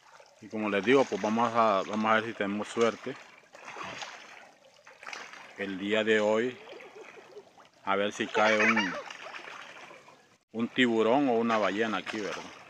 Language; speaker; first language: Spanish; native; Spanish